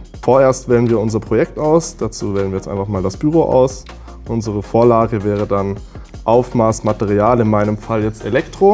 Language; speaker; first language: German; native; German